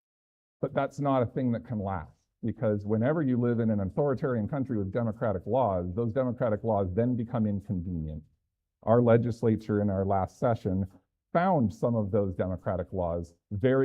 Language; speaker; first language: English; native; English